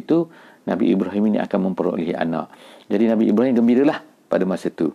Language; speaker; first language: Malay; native; Malay